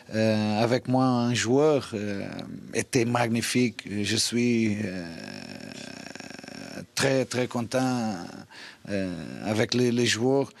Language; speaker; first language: French; non-native, learner; Portuguese